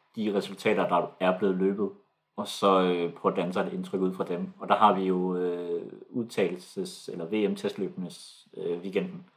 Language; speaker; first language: Danish; native; Danish